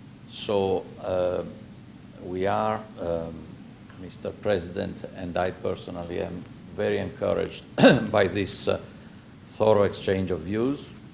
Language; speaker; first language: English; non-native, fluent; Italian